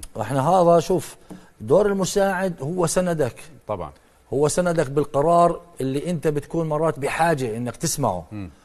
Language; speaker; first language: Arabic; native; Arabic